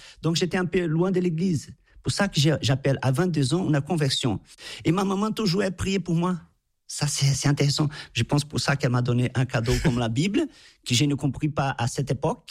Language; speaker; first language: French; non-native, fluent; Portuguese